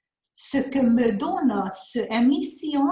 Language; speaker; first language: French; non-native, learner; Hungarian